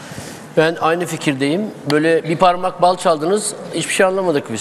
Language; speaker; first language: Turkish; native; Turkish